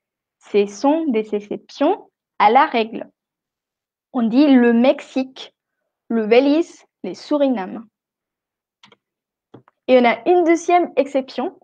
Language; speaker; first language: French; non-native, fluent; Spanish